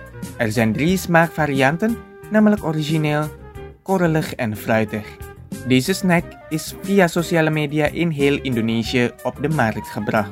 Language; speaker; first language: Dutch; non-native, fluent; Indonesian